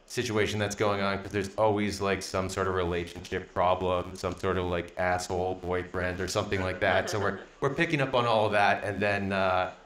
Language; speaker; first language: English; native; English